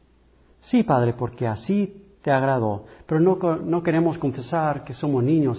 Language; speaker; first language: Spanish; early bilingual, heritage; English